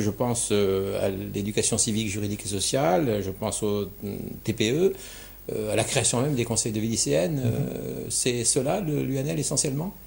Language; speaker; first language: French; native; French